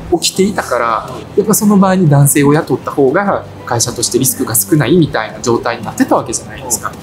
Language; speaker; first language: Japanese; early bilingual, other home language; Russian